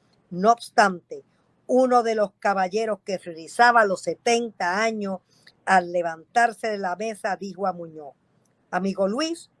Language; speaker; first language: Spanish; native; Spanish